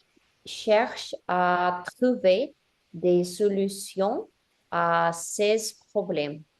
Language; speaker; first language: French; non-native, learner; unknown